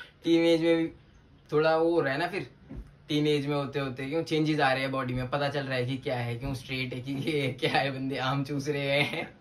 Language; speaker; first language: Hindi; native; Hindi